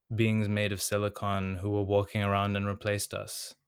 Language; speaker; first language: English; non-native, local second language; Serbian